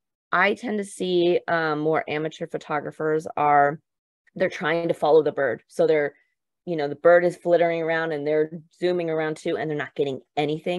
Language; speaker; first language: English; native; English